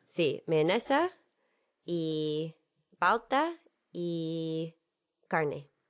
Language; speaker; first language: Spanish; non-native, learner; English